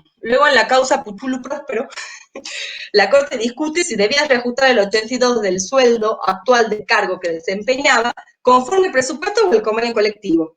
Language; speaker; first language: Spanish; native; Spanish